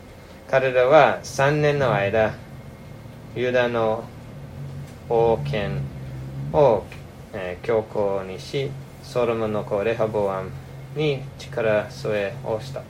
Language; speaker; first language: Japanese; non-native, fluent; English